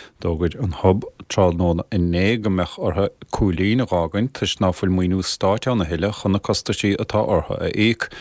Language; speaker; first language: Irish; native; Irish